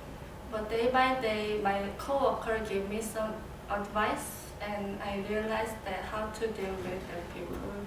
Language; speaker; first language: English; non-native, learner; Korean